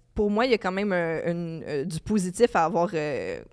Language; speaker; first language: French; native; French